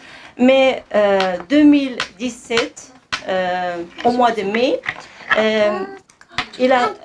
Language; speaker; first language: French; non-native, fluent; Kazakh